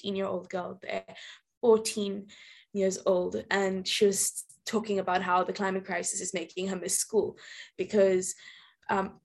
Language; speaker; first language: English; native; English